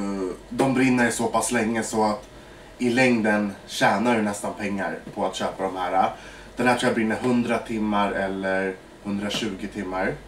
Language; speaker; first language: Swedish; early bilingual, other home language; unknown